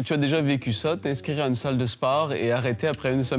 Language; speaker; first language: French; native; French